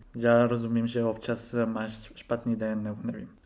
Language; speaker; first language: Czech; non-native, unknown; Spanish